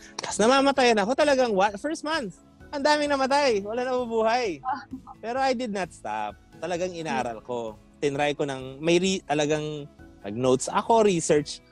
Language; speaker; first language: Filipino; non-native, local second language; Pampanga